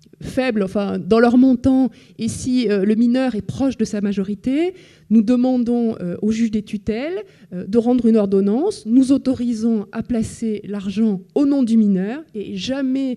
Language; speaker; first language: French; native; French